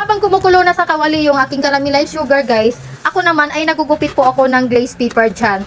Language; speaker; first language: Filipino; non-native, local second language; Cebuano